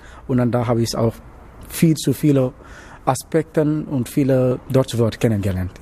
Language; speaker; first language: German; non-native, learner; Wolof